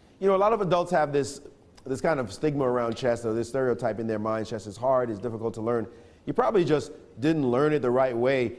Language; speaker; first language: English; native; English